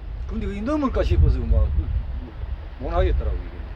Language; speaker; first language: Korean; native; Korean